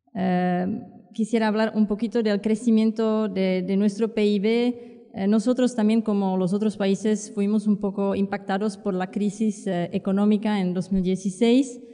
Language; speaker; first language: Spanish; non-native, fluent; Czech